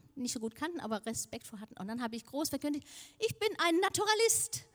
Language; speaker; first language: German; non-native, fluent; Danish